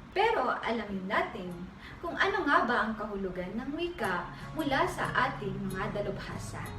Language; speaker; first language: Filipino; non-native, local second language; Maranao